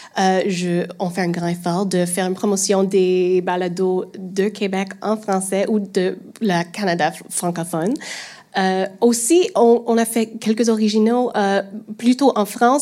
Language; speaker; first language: French; non-native, fluent; English